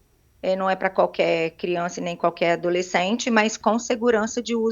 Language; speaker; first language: Portuguese; native; Portuguese